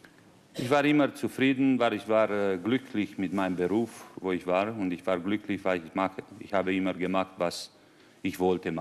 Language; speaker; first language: German; non-native, fluent; Romanian